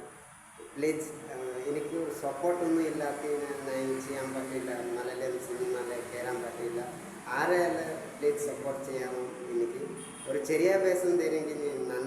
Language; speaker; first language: Malayalam; early bilingual, other home language; Odia